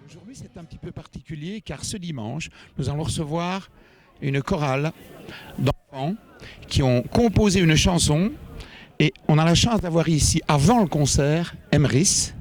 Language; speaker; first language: French; native; French